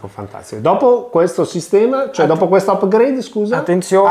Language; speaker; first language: Italian; native; Italian